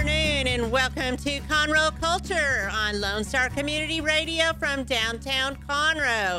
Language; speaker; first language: English; native; English